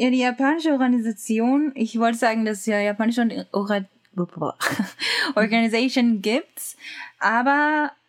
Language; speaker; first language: German; non-native, learner; Japanese